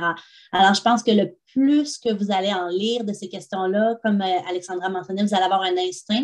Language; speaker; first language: French; native; French